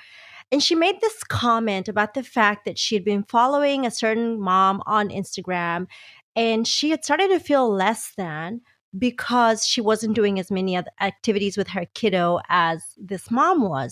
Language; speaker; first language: English; native; English